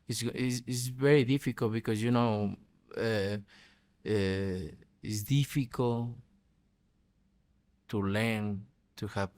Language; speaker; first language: English; non-native, fluent; Spanish